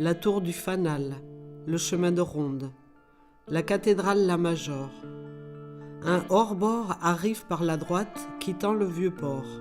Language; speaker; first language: French; native; French